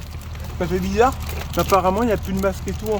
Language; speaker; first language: French; native; French